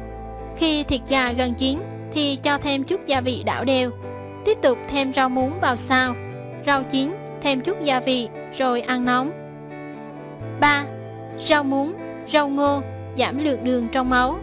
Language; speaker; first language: Vietnamese; native; Vietnamese